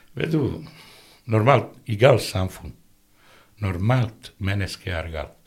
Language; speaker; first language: Norwegian; non-native, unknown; Bosnian